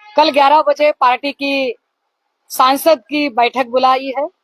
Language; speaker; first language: Hindi; non-native, local second language; Marathi